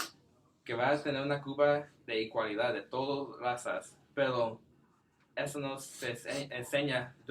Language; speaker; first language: Spanish; non-native, learner; English